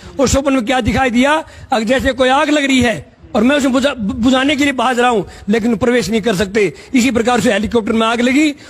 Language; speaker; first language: Hindi; native; Hindi